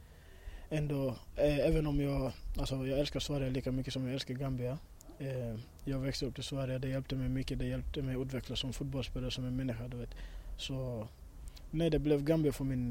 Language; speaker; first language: Swedish; early bilingual, other home language; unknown